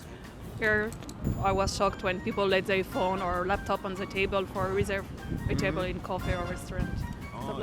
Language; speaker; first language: English; non-native, fluent; French